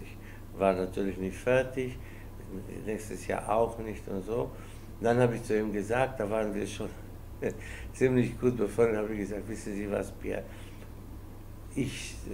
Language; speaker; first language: German; non-native, fluent; Spanish